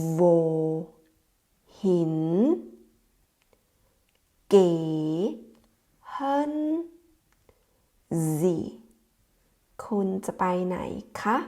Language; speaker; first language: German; non-native, fluent; Thai